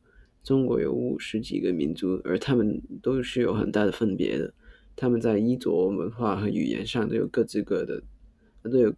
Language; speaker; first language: Chinese; non-native, local second language; Cantonese